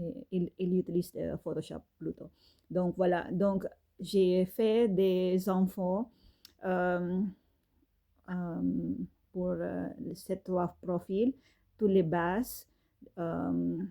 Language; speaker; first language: French; non-native, learner; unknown